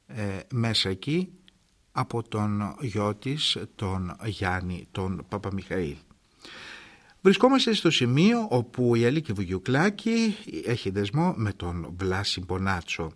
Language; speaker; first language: Greek; native; Greek